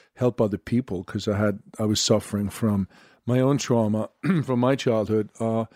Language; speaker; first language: English; non-native, fluent; Swedish